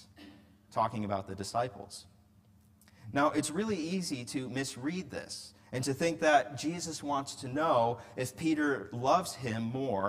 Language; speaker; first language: English; native; English